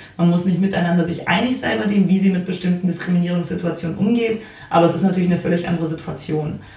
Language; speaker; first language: German; early bilingual, other home language; Polish